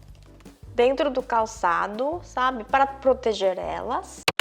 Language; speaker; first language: Portuguese; non-native, fluent; Korean